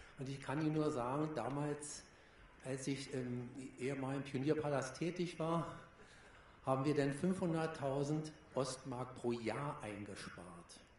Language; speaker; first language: German; native; German